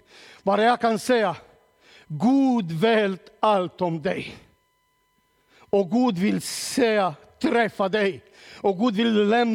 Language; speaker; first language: Swedish; non-native, learner; Romanian